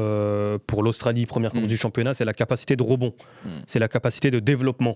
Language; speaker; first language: French; native; French